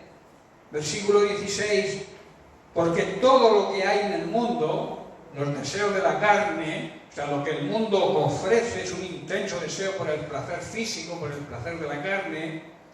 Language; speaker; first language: Spanish; native; Spanish